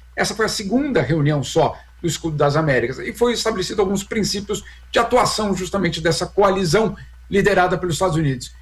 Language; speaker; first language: Portuguese; native; Portuguese